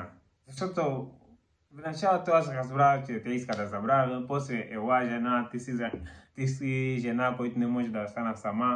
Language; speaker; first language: Bulgarian; non-native, learner; Portuguese